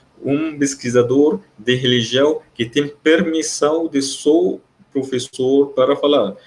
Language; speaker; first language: Portuguese; non-native, fluent; Arabic